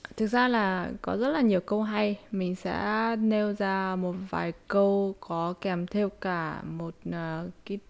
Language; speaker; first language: Vietnamese; early bilingual, heritage; Vietnamese